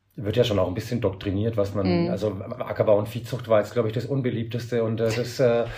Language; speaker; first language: German; native; German